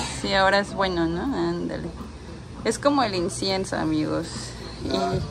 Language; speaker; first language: Spanish; native; Spanish